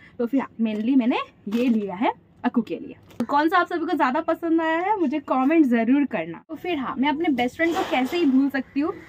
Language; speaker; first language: Hindi; non-native, local second language; Bangla